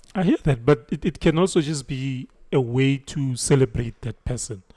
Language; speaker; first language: English; non-native, local second language; Zulu